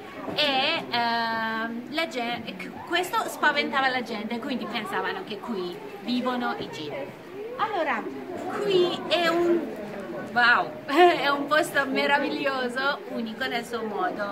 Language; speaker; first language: Italian; non-native, fluent; Persian